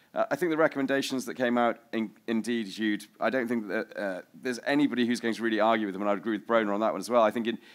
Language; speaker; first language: English; native; English